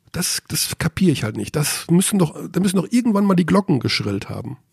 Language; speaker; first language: German; native; German